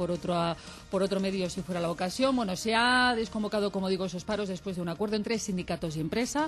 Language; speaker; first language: Spanish; native; Spanish